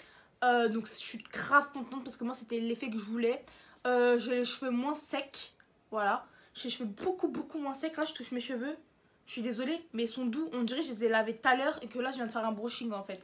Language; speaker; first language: French; native; French